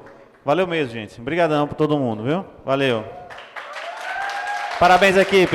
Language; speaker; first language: Portuguese; native; Portuguese